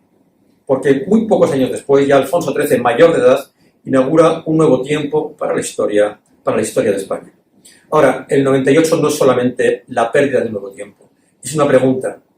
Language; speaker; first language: Spanish; native; Spanish